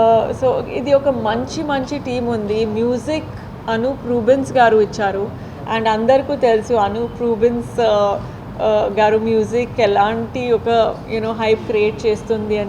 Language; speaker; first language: Telugu; non-native, fluent; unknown